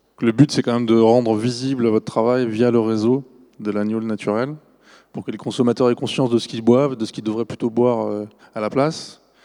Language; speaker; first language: French; native; French